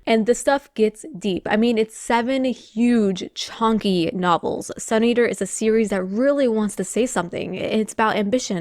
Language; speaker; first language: English; native; English